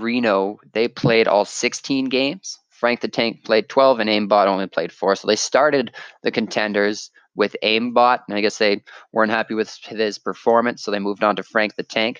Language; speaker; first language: English; native; English